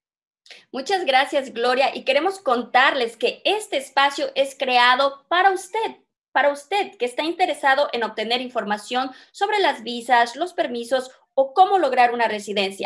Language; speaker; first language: Spanish; native; Spanish